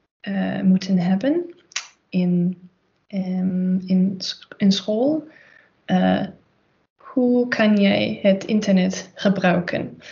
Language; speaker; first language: Dutch; non-native, learner; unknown